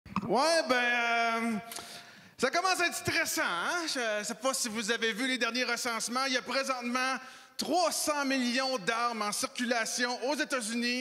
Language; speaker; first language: French; native; French